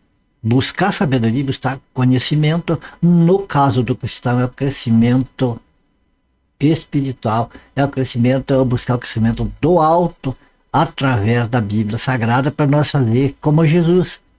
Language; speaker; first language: Portuguese; native; Portuguese